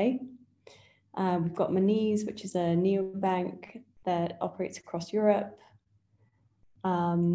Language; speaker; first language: English; native; English